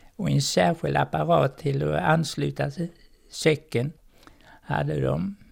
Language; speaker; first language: Swedish; native; Swedish